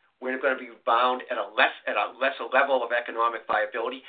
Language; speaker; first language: English; native; English